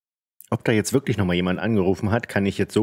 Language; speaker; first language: German; native; German